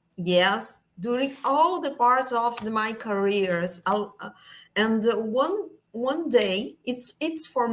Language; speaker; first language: English; non-native, learner; Portuguese